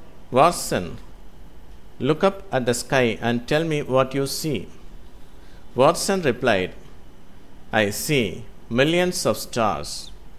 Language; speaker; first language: English; non-native, local second language; Tamil